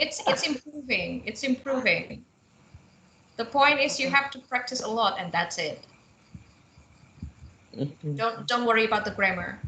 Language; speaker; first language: English; non-native, fluent; Indonesian